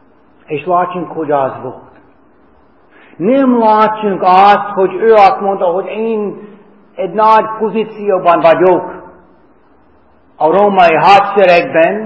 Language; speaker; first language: Hungarian; non-native, fluent; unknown